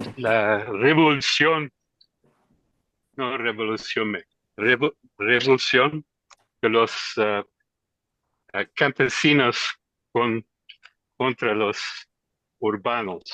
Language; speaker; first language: Spanish; non-native, learner; English